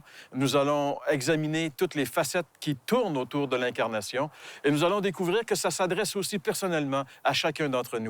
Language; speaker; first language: French; native; French